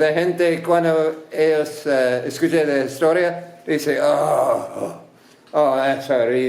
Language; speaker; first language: Spanish; non-native, learner; English